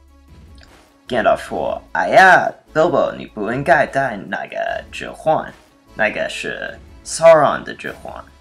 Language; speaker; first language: Chinese; non-native, learner; English